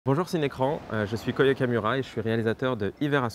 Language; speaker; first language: French; native; French